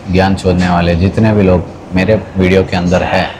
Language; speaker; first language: Hindi; non-native, local second language; Telugu